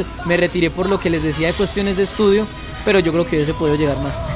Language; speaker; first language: Spanish; native; Spanish